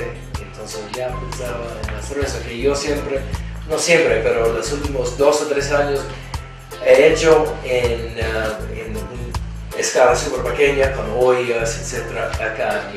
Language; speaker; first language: Spanish; non-native, fluent; English